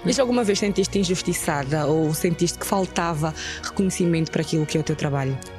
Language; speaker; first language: Portuguese; native; Portuguese